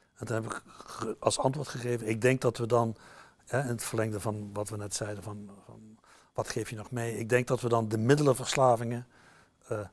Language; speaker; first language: Dutch; native; Dutch